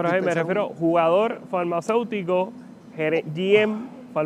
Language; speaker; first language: Spanish; native; Spanish